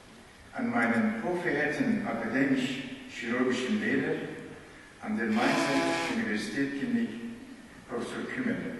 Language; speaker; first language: German; non-native, fluent; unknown